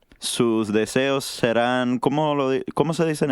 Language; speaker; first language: Spanish; non-native, fluent; English